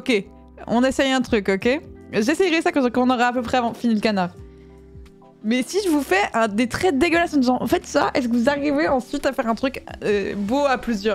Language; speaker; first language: French; native; French